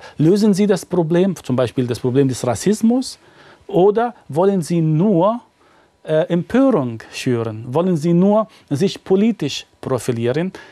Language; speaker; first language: German; non-native, fluent; Arabic